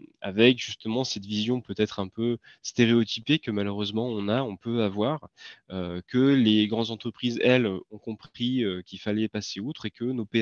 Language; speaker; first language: French; native; French